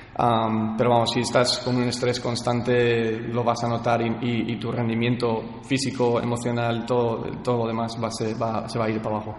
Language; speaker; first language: Spanish; early bilingual, heritage; Spanish